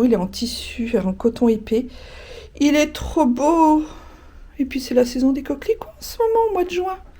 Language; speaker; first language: French; native; French